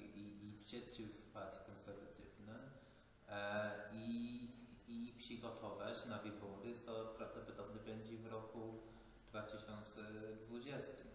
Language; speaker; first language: Polish; non-native, fluent; English